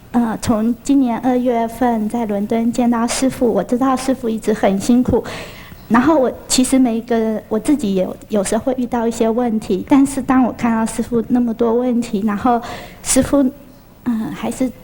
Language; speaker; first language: Chinese; early bilingual, heritage; Chinese